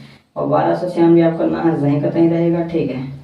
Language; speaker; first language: Hindi; native; Hindi